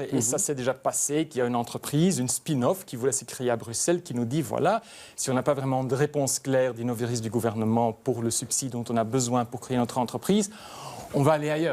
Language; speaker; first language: French; native; French